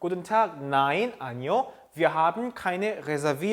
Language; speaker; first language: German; non-native, fluent; Korean